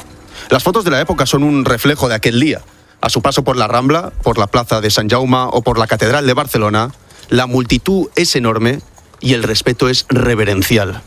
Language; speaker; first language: Spanish; native; Spanish